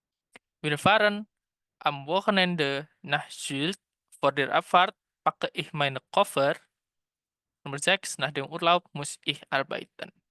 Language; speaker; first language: German; non-native, fluent; Indonesian